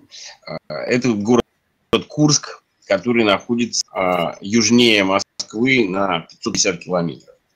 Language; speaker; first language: Russian; native; Russian